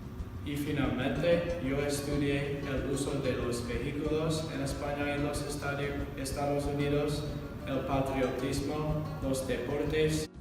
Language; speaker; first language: Spanish; non-native, learner; English